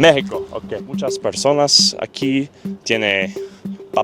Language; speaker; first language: Spanish; non-native, learner; English